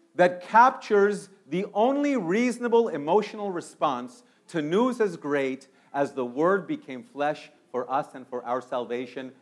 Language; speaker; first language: English; early bilingual, other home language; Spanish